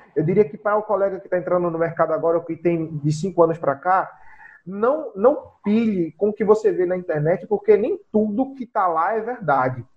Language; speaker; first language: Portuguese; native; Portuguese